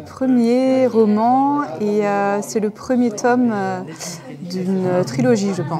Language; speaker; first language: French; native; French